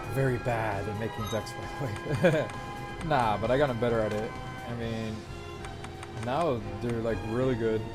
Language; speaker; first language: English; native; English